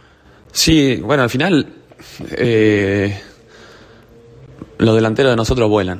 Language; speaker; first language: Spanish; native; Spanish